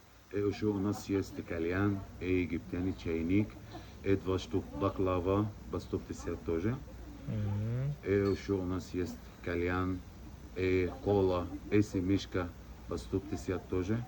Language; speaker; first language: Russian; non-native, learner; Arabic